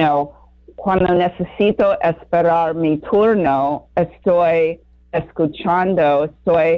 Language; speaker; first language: Spanish; non-native, learner; English